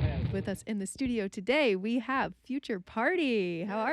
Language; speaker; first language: English; native; English